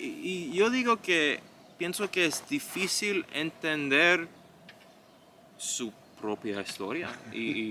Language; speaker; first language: Spanish; non-native, fluent; English